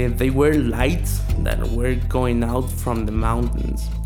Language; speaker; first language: English; non-native, learner; Spanish